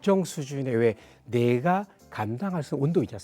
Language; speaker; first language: Korean; native; Korean